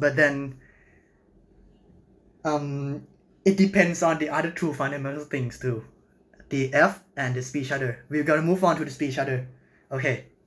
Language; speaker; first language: English; non-native, fluent; Thai